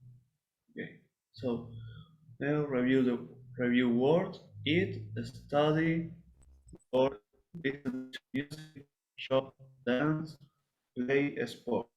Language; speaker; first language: English; non-native, learner; Spanish